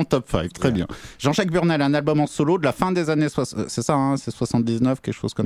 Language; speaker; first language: French; native; French